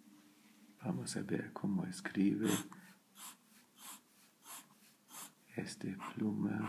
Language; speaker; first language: Spanish; non-native, learner; German